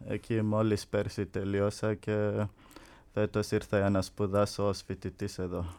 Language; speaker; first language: Greek; early bilingual, heritage; Greek